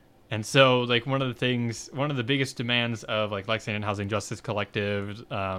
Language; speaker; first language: English; native; English